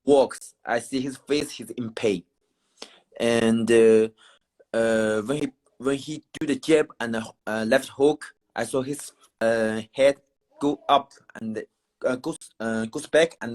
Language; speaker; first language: English; non-native, learner; Chinese